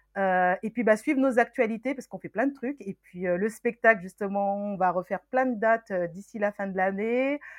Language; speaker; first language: French; early bilingual, other home language; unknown